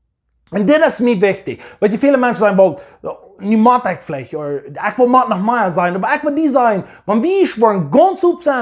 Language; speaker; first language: German; non-native, learner; English